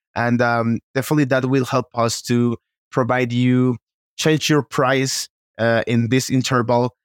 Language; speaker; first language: English; non-native, fluent; Spanish